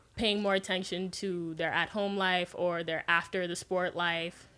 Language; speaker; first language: English; native; English